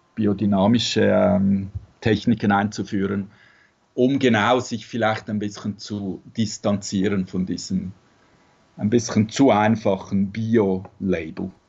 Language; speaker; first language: German; native; German